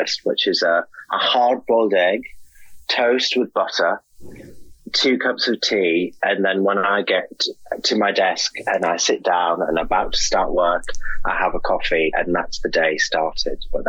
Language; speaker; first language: English; native; English